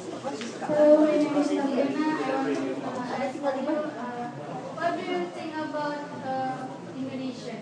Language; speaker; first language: English; non-native, learner; Indonesian